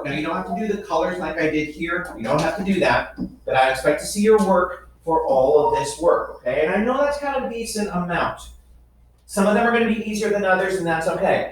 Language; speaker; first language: English; native; English